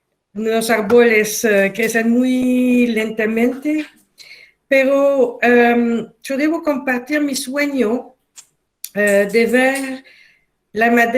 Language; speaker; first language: Spanish; non-native, fluent; French